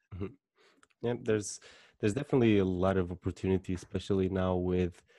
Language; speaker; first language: English; non-native, fluent; Portuguese